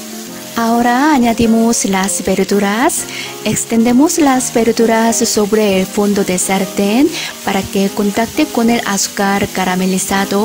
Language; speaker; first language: Spanish; non-native, fluent; Korean